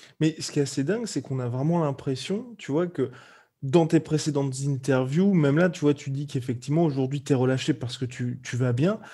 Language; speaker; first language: French; native; French